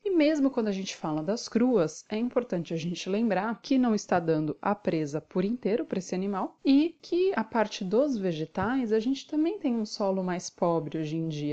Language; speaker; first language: Portuguese; native; Portuguese